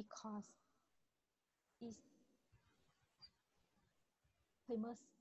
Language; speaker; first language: English; non-native, learner; Vietnamese